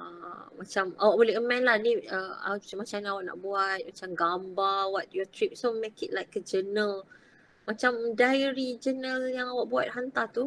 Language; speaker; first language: Malay; native; Malay